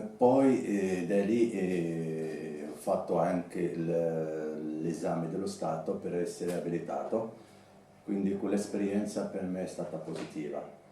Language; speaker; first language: Italian; non-native, fluent; Arabic